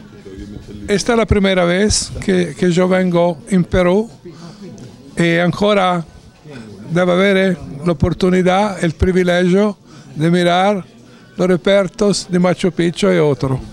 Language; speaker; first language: Spanish; non-native, learner; Italian